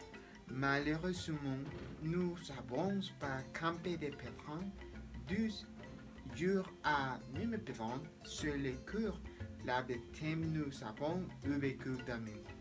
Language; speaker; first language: French; non-native, learner; Spanish